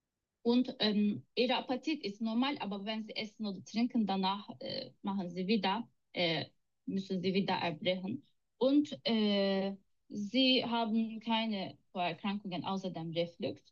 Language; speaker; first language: German; non-native, learner; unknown